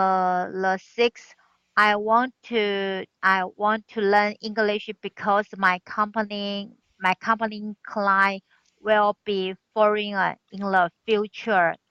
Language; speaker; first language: English; non-native, learner; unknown